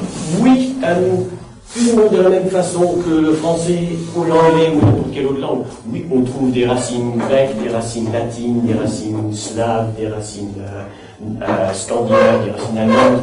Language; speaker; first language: French; non-native, fluent; English